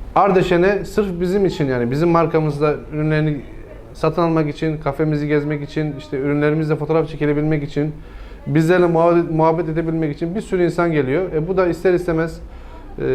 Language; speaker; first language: Turkish; native; Turkish